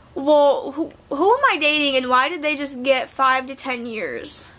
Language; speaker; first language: English; native; English